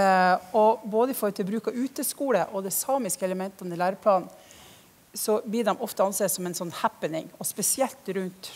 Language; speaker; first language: Norwegian; native; Norwegian